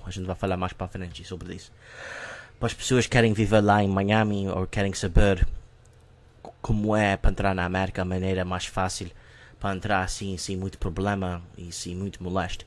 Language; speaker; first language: Portuguese; non-native, learner; English